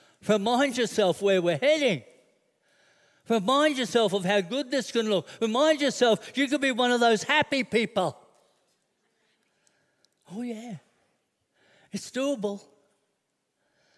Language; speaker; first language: English; native; English